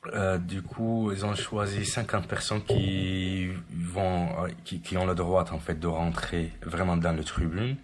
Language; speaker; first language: French; non-native, fluent; Arabic